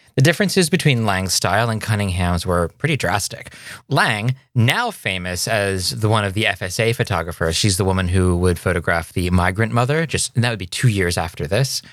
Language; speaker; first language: English; native; English